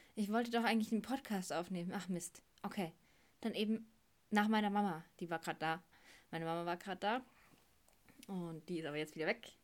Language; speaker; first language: German; native; German